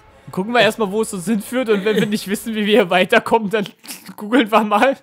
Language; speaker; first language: German; native; German